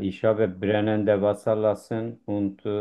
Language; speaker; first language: German; non-native, learner; Turkish